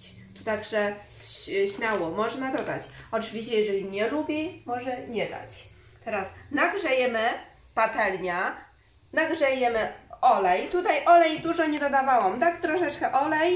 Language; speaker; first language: Polish; non-native, learner; Chinese